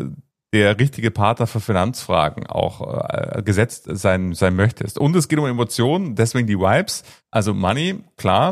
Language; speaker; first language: German; native; German